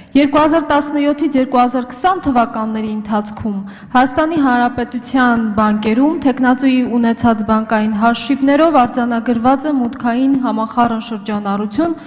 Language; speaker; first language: Armenian; native; Armenian